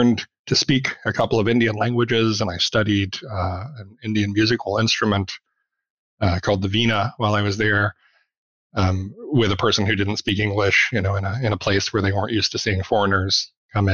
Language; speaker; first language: English; native; English